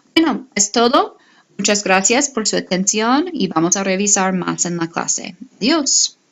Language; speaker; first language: Spanish; non-native, fluent; English